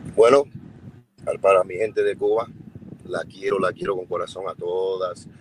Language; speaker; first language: Spanish; early bilingual, other home language; English